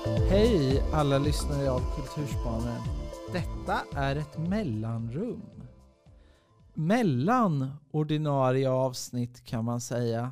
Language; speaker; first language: Swedish; native; Swedish